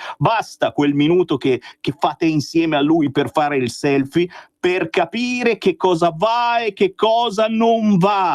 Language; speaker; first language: Italian; native; Italian